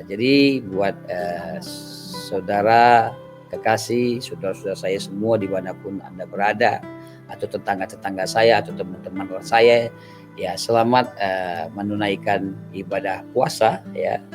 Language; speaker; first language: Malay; non-native, local second language; Achinese